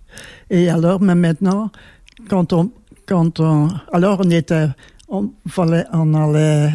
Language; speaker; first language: French; non-native, local second language; Dutch